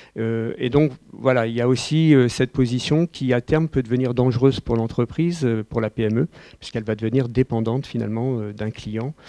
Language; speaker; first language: French; native; French